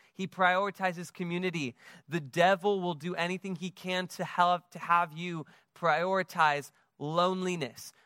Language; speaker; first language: English; native; English